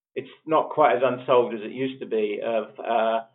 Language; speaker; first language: English; native; English